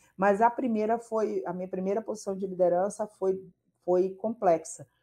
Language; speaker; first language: Portuguese; native; Portuguese